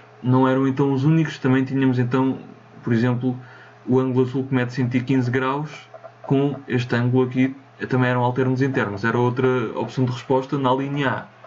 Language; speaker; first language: Portuguese; native; Portuguese